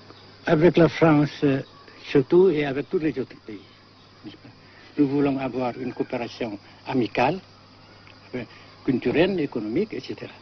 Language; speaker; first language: French; non-native, fluent; Vietnamese